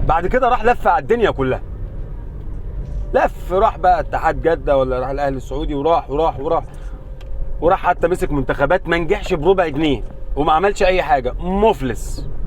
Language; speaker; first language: Arabic; native; Arabic